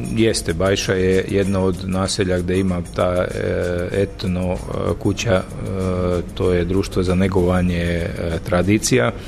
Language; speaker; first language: Serbian; non-native, local second language; Hungarian